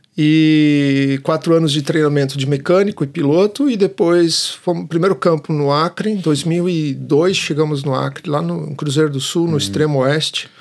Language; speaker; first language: Portuguese; native; Portuguese